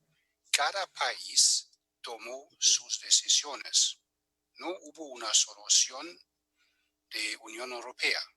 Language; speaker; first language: Spanish; non-native, fluent; German